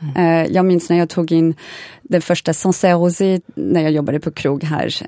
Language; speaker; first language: Swedish; non-native, fluent; French